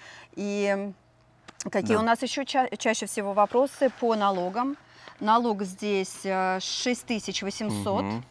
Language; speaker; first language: Russian; native; Russian